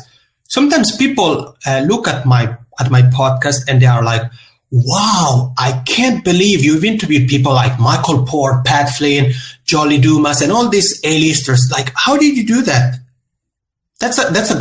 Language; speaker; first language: English; non-native, fluent; Italian